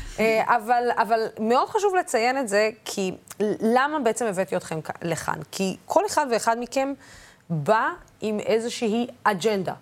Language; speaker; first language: Hebrew; non-native, local second language; Arabic